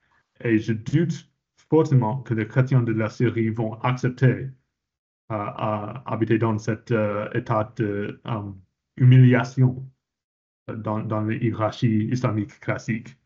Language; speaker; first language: French; non-native, fluent; English